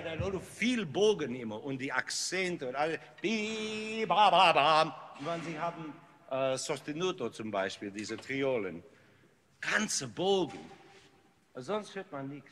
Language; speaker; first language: German; non-native, fluent; English